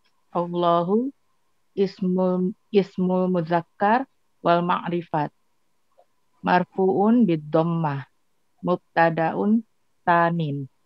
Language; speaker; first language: Arabic; non-native, learner; Indonesian